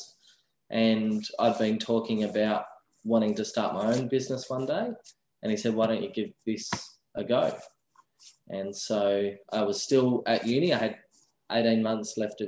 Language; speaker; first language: English; native; English